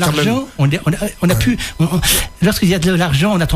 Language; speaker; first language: French; native; French